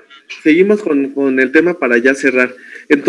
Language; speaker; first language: Spanish; native; Spanish